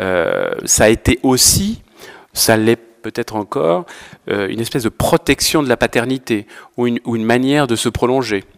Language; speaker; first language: French; native; French